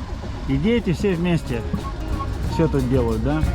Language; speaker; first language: Russian; native; Russian